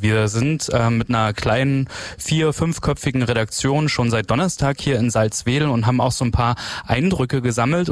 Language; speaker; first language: German; native; German